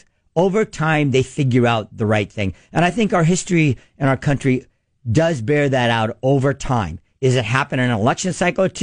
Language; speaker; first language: English; native; English